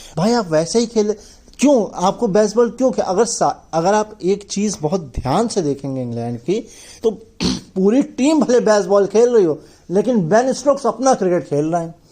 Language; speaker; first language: Hindi; native; Hindi